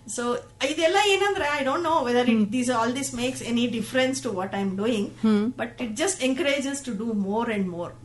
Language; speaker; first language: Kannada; native; Kannada